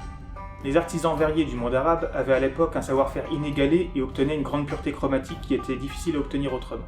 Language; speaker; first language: French; native; French